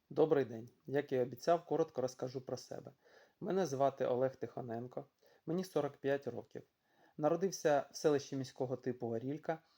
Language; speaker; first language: Ukrainian; non-native, local second language; Russian